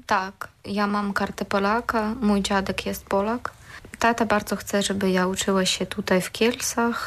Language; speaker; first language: Polish; non-native, learner; Ukrainian